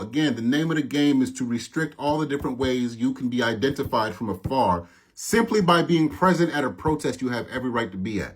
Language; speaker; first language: English; native; English